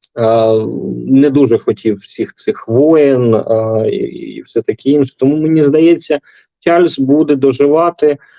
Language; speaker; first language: Ukrainian; non-native, local second language; Russian